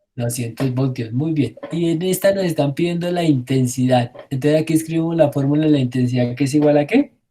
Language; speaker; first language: Spanish; native; Spanish